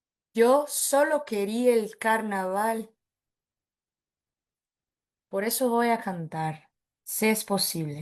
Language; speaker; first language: Spanish; non-native, fluent; Portuguese